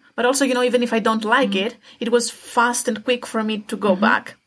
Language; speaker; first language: English; non-native, fluent; Greek